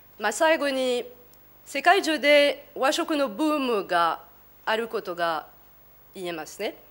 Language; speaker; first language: Japanese; non-native, fluent; French